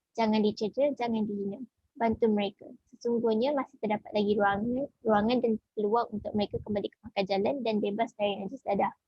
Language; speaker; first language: Malay; native; Malay